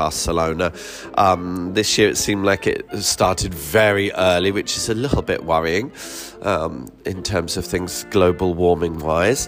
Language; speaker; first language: English; native; English